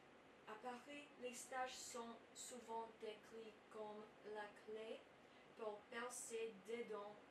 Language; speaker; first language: French; non-native, learner; English